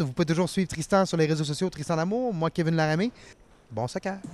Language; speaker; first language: French; native; French